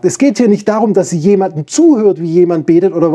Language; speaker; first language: German; native; German